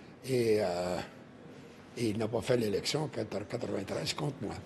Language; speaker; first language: French; native; French